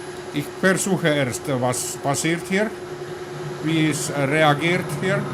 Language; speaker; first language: German; non-native, learner; Finnish